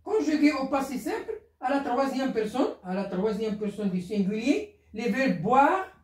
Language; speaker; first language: French; non-native, local second language; Arabic